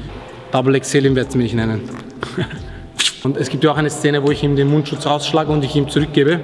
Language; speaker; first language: German; native; German